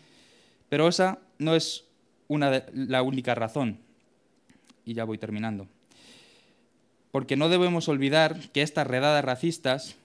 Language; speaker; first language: Spanish; native; Spanish